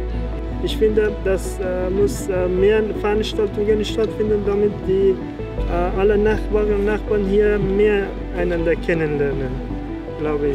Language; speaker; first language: German; non-native, fluent; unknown